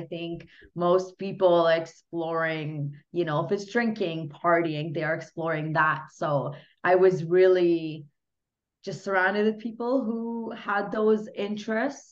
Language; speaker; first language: English; non-native, fluent; Hungarian